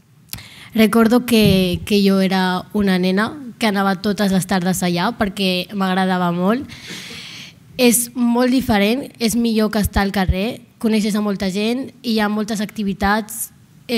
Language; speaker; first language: Catalan; non-native, local second language; Arabic